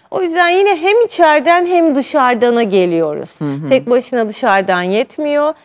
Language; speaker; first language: Turkish; native; Turkish